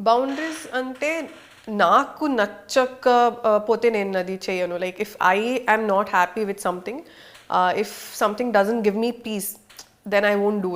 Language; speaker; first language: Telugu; non-native, fluent; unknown